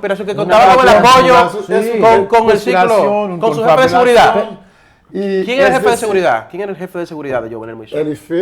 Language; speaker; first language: Spanish; native; Spanish